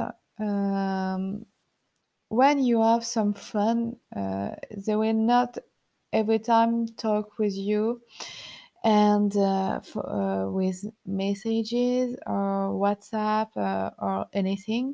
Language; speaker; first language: English; non-native, learner; French